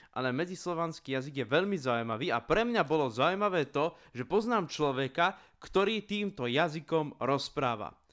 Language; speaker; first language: Slovak; native; Slovak